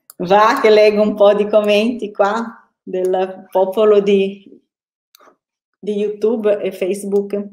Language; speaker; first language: Italian; non-native, fluent; Portuguese